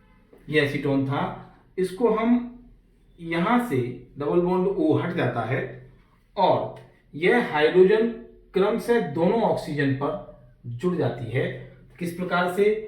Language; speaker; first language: Hindi; native; Hindi